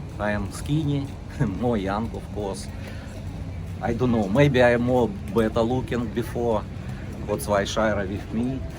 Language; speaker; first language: English; non-native, learner; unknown